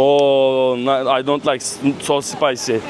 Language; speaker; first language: English; non-native, learner; Turkish